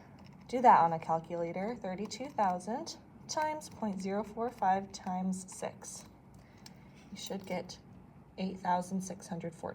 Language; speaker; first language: English; native; English